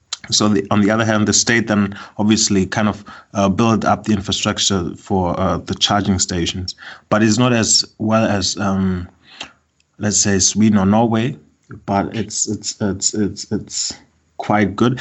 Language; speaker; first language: English; non-native, fluent; German